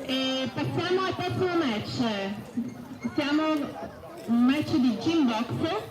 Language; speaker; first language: Italian; native; Italian